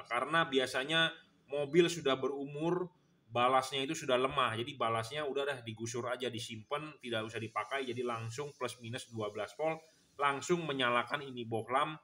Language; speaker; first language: Indonesian; native; Indonesian